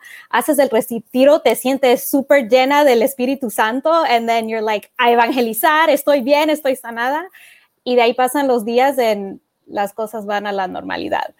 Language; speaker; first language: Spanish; early bilingual, heritage; Spanish